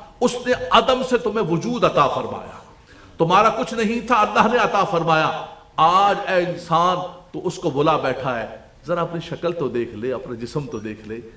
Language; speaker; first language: Urdu; non-native, local second language; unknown